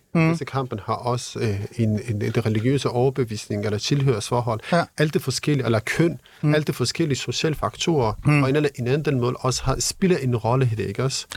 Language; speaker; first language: Danish; non-native, fluent; Kurdish